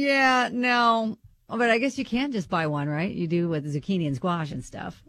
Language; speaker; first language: English; native; English